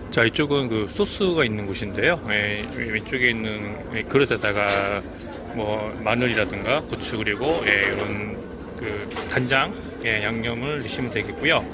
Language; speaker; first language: Korean; native; Korean